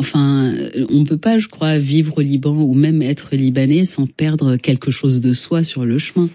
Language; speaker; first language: French; non-native, local second language; Arabic